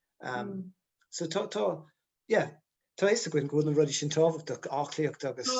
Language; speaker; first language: Irish; non-native, local second language; English